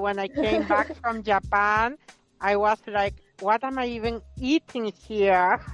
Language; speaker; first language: English; non-native, fluent; Spanish